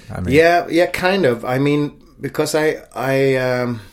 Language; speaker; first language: English; non-native, fluent; Swedish